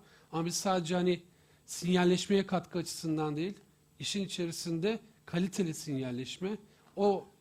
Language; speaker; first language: Turkish; native; Turkish